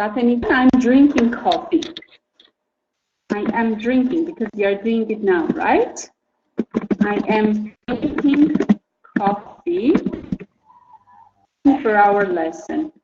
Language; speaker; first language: English; non-native, fluent; Armenian